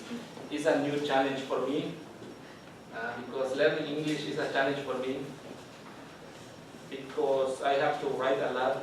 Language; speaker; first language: English; non-native, learner; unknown